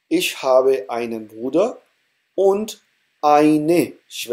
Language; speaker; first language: German; non-native, fluent; Urdu